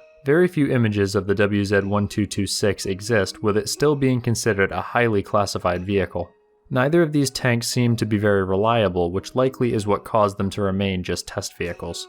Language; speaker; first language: English; native; English